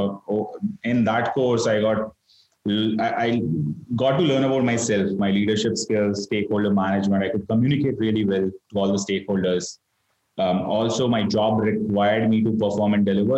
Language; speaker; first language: English; non-native, local second language; Gujarati